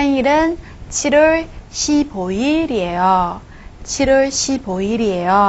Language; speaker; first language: Korean; non-native, fluent; Chinese